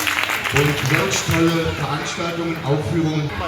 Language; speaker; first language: German; native; German